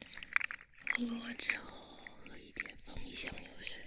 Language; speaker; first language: Chinese; early bilingual, heritage; Chinese